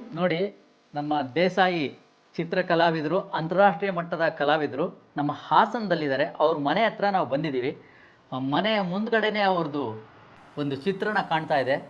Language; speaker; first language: Kannada; native; Kannada